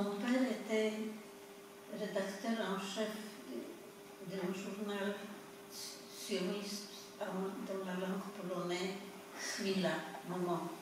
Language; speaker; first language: French; non-native, fluent; Polish